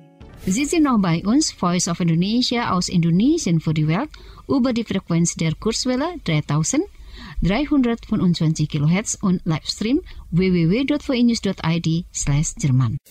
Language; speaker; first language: German; non-native, fluent; Indonesian